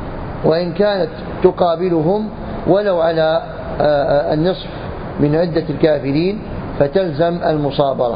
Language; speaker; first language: Arabic; native; Arabic